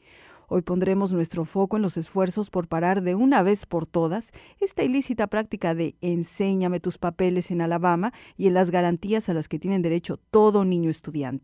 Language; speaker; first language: Spanish; native; Spanish